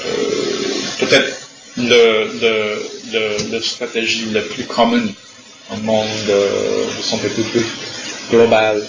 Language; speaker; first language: French; non-native, learner; English